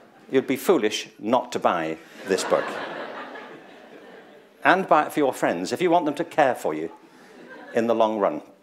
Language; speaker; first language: English; native; English